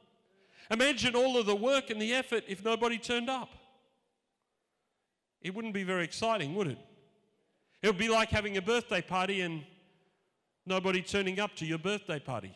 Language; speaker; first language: English; native; English